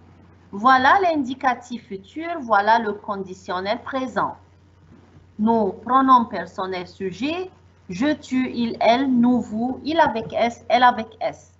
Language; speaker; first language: French; non-native, fluent; Arabic